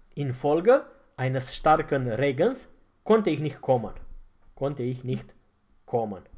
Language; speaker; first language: German; non-native, fluent; Romanian